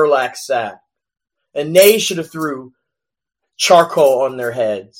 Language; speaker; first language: English; native; English